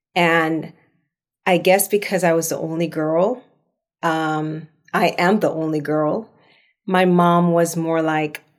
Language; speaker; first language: English; non-native, local second language; Jamaican Creole English